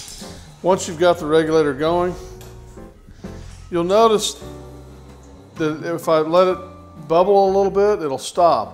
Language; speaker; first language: English; native; English